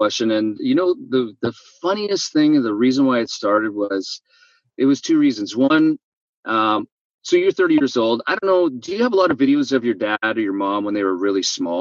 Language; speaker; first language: English; native; English